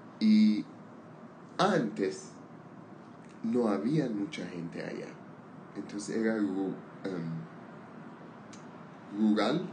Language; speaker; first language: Spanish; non-native, learner; Armenian